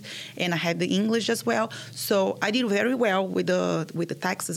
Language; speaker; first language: English; non-native, fluent; Portuguese